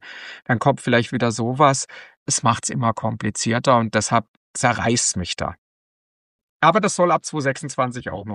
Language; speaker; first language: German; native; German